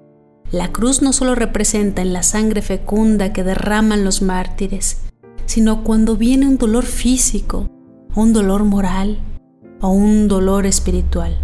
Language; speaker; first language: Spanish; native; Spanish